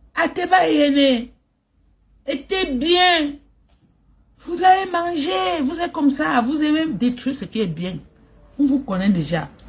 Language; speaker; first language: French; native; French